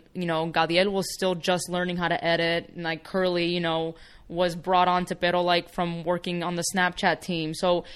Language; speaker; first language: English; early bilingual, other home language; Spanish